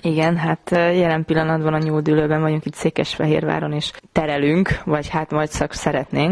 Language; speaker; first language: Hungarian; native; Hungarian